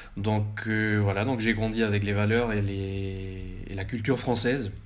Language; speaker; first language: French; early bilingual, heritage; Spanish